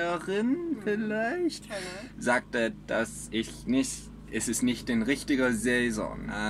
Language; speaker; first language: German; non-native, learner; English